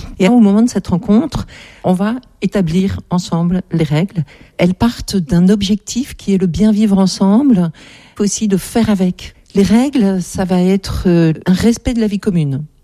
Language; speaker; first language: French; native; French